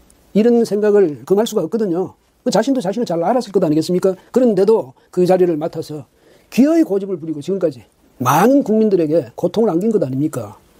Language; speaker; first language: Korean; native; Korean